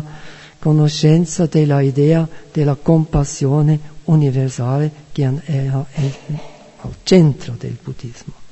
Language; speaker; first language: Italian; non-native, fluent; German